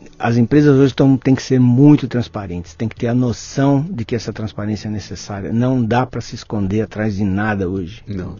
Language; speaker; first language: Portuguese; native; Portuguese